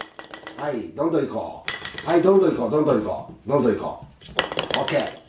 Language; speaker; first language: Japanese; native; Japanese